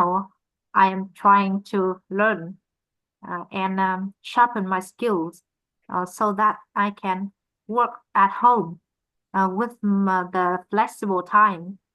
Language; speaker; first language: English; non-native, learner; Vietnamese